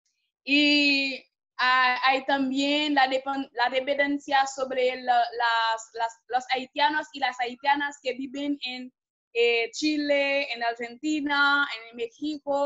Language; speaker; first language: Spanish; non-native, fluent; Haitian Creole